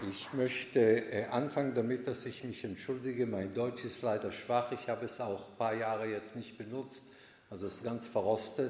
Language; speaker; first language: German; non-native, fluent; Hebrew